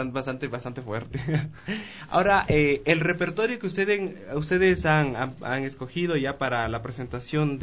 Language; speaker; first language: Spanish; native; Spanish